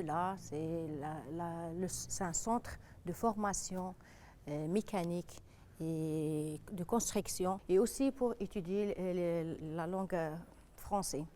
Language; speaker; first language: French; non-native, fluent; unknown